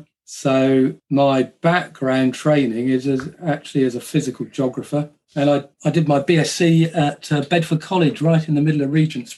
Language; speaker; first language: English; native; English